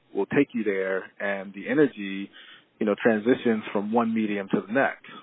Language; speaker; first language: English; native; English